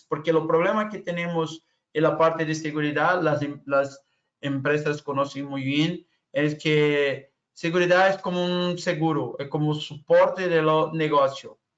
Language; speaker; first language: Spanish; non-native, fluent; Portuguese